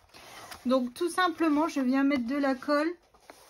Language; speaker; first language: French; native; French